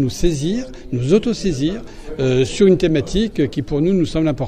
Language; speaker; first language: French; native; French